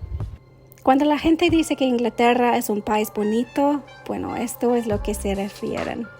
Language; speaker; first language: Spanish; non-native, learner; English